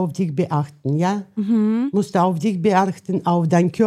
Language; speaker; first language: German; non-native, learner; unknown